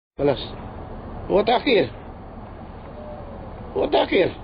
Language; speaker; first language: Arabic; non-native, learner; Filipino